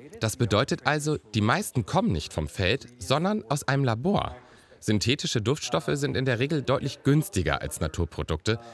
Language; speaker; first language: German; native; German